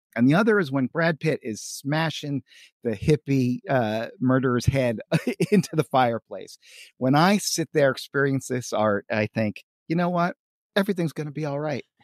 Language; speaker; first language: English; native; English